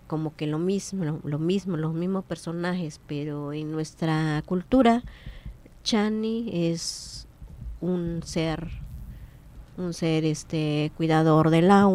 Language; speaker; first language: Spanish; non-native, local second language; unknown